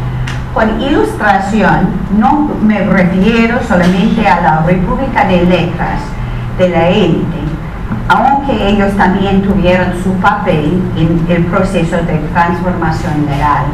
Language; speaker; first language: Spanish; non-native, fluent; English